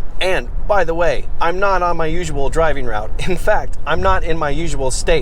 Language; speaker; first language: English; native; English